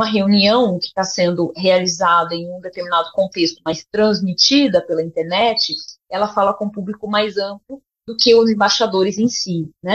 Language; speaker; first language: Portuguese; native; Portuguese